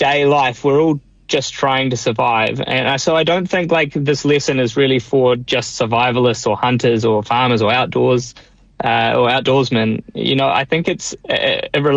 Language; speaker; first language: English; native; English